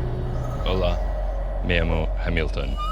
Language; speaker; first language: Spanish; non-native, learner; English